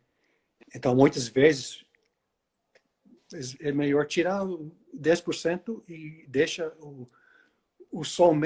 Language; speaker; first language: Portuguese; non-native, fluent; English